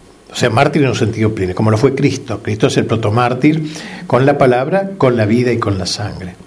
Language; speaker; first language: Spanish; native; Spanish